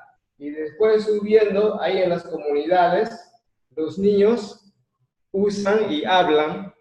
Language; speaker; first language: Spanish; non-native, local second language; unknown